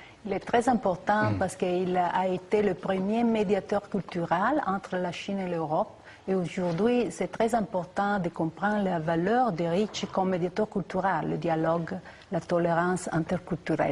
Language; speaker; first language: French; non-native, fluent; Italian